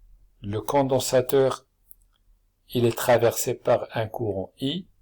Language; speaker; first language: French; non-native, local second language; Arabic